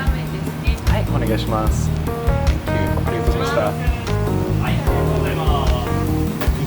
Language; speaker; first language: Japanese; non-native, learner; English